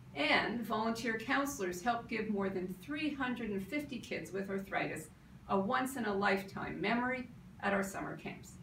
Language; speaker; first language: English; native; English